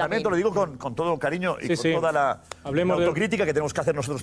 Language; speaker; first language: Spanish; native; Spanish